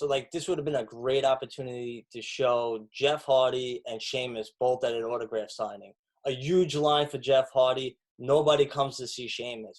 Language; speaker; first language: English; native; English